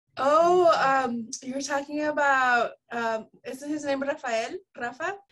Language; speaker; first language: English; early bilingual, other home language; Spanish